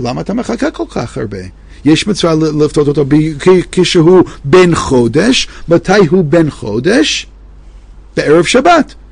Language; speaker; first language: Hebrew; non-native, fluent; English